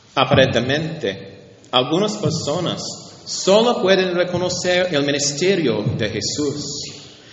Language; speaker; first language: Spanish; non-native, learner; English